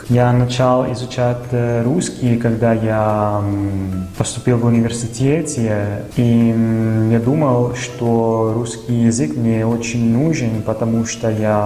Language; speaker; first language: Russian; non-native, fluent; Italian